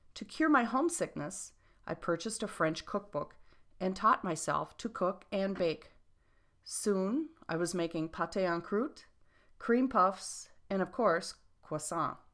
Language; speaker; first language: English; non-native, fluent; French